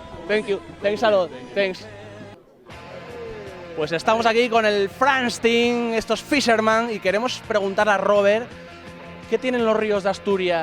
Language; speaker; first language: Spanish; native; Spanish